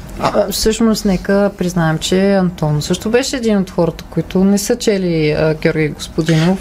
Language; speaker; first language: Bulgarian; native; Bulgarian